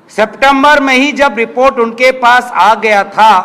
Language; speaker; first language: Hindi; non-native, local second language; Assamese